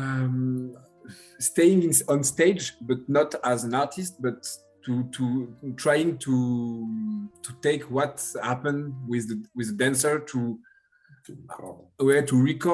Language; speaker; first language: English; non-native, learner; French